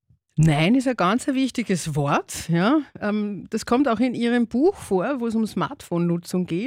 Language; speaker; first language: German; native; German